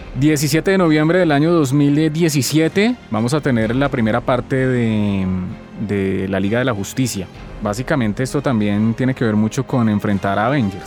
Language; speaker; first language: Spanish; native; Spanish